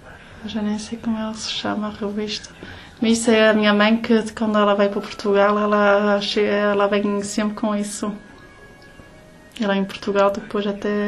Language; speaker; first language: Portuguese; early bilingual, heritage; Portuguese